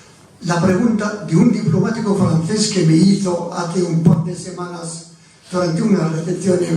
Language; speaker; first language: Spanish; non-native, fluent; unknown